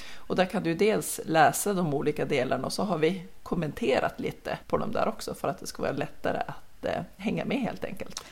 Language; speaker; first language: Swedish; native; Swedish